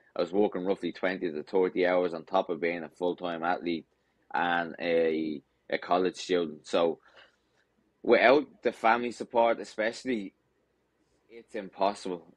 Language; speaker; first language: English; native; English